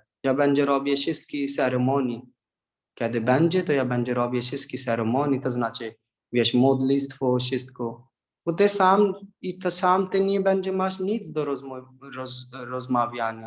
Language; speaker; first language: Polish; non-native, learner; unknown